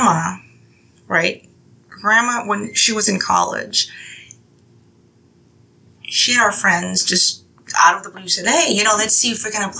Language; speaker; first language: English; non-native, local second language; Filipino